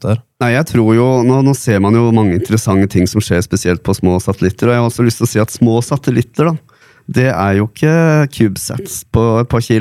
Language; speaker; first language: Norwegian; native; Norwegian